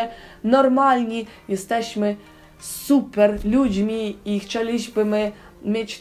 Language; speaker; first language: Polish; non-native, learner; Ukrainian